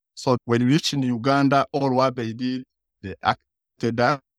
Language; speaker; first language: English; early bilingual, other home language; Kinyarwanda